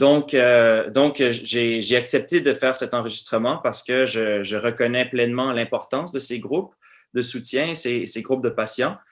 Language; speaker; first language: French; native; French